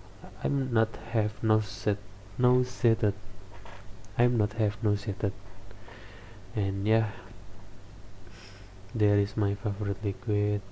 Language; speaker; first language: English; non-native, learner; Indonesian